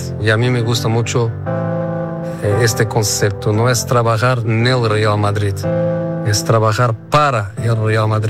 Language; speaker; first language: Spanish; non-native, fluent; Portuguese